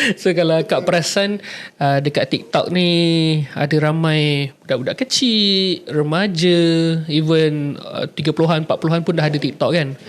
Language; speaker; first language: Malay; native; Malay